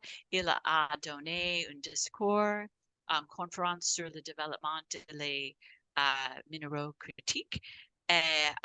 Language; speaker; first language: French; non-native, fluent; English